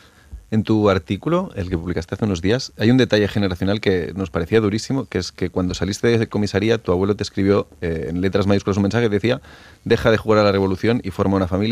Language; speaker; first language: Spanish; native; Spanish